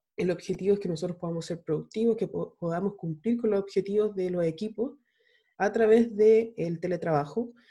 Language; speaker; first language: Spanish; native; Spanish